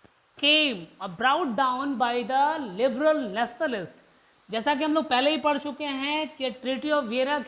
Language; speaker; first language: Hindi; native; Hindi